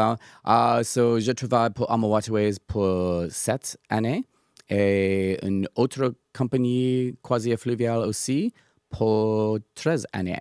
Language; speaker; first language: French; non-native, learner; English